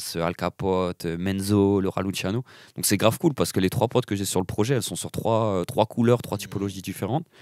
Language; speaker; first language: French; native; French